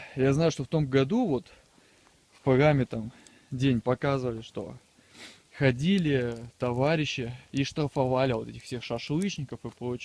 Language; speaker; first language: Russian; native; Russian